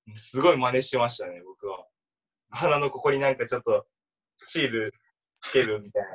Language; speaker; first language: Japanese; native; Japanese